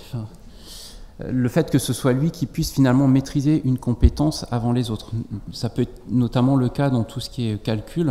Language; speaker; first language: French; native; French